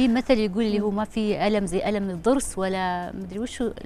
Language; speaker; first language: Arabic; native; Arabic